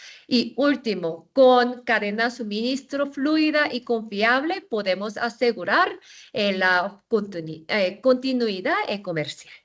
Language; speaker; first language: Spanish; non-native, fluent; Korean